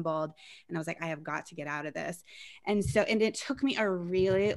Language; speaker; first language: English; native; English